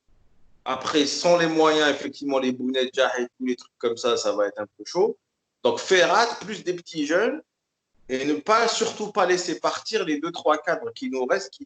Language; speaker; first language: French; native; French